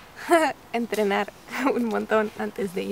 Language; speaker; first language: Spanish; non-native, fluent; Czech